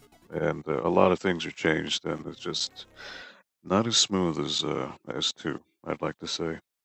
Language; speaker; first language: English; early bilingual, other home language; Spanish